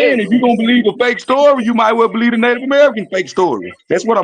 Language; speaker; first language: English; native; English